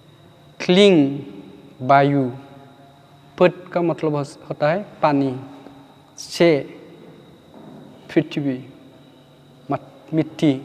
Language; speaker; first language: Hindi; non-native, local second language; Bodo